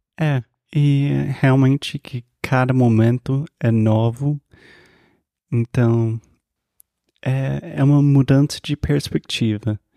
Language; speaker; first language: Portuguese; non-native, fluent; English